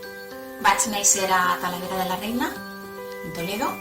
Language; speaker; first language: Catalan; non-native, local second language; Spanish